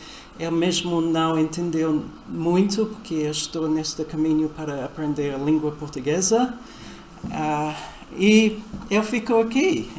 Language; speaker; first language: Portuguese; non-native, fluent; English